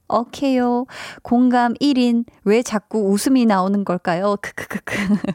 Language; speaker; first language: Korean; native; Korean